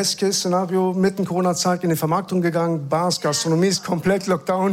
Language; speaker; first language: German; early bilingual, other home language; Persian